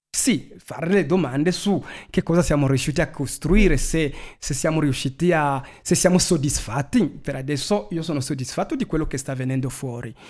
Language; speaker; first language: Italian; non-native, fluent; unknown